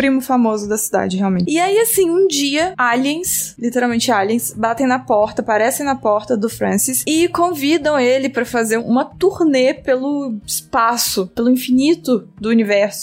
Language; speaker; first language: Portuguese; native; Portuguese